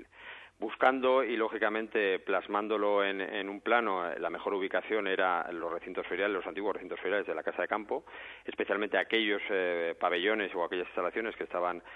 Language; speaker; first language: Spanish; native; Spanish